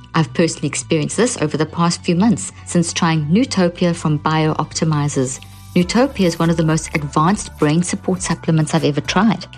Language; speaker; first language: English; native; English